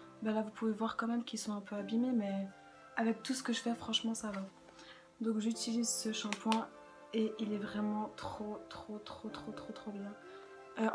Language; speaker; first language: French; native; French